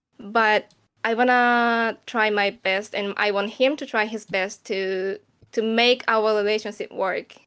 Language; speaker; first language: English; non-native, fluent; Japanese